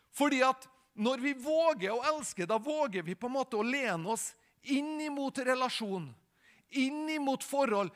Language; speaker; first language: Norwegian; native; Norwegian